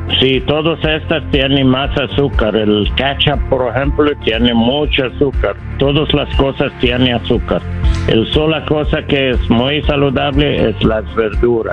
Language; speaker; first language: Spanish; non-native, learner; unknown